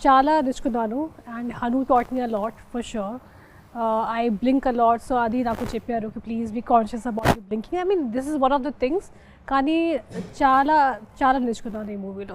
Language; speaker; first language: Telugu; non-native, fluent; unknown